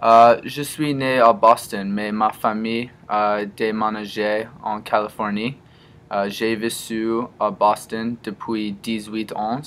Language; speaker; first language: French; non-native, learner; English